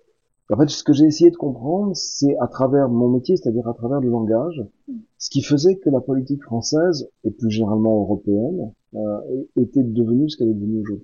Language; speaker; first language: French; native; French